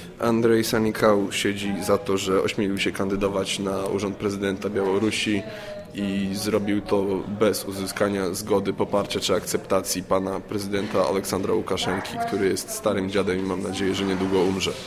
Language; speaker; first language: Polish; native; Polish